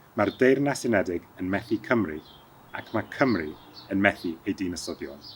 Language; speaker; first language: Welsh; early bilingual, heritage; Welsh